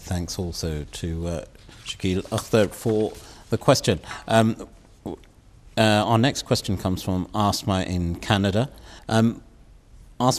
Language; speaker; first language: English; native; English